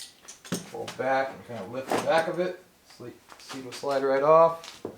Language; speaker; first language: English; native; English